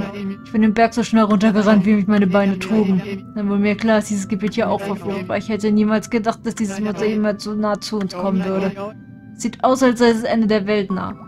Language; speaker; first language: German; native; German